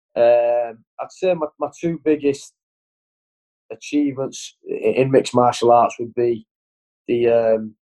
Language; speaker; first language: English; native; English